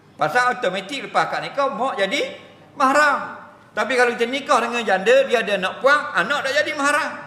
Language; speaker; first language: Malay; native; Malay